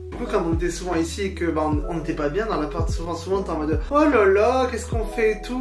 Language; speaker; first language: French; native; French